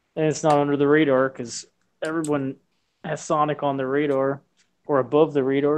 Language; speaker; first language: English; native; English